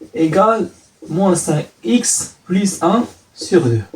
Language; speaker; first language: French; non-native, local second language; Arabic